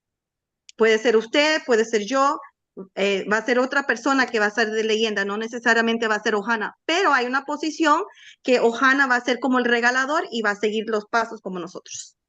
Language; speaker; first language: Spanish; native; Spanish